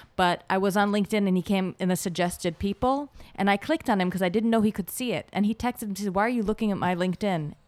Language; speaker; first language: English; non-native, fluent; Hebrew